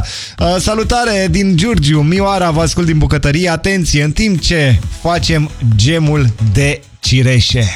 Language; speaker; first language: Romanian; native; Romanian